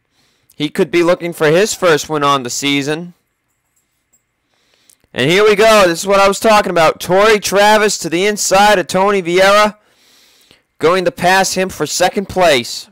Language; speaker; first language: English; native; English